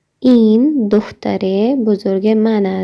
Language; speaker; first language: Persian; non-native, fluent; Urdu